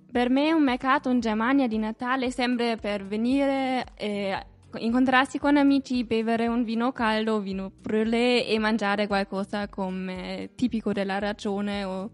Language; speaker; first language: Italian; non-native, learner; German